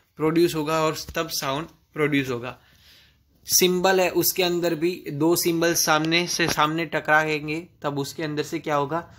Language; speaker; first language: Hindi; non-native, local second language; Gujarati